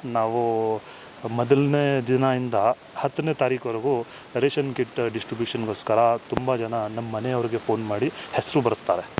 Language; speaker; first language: Kannada; non-native, local second language; Urdu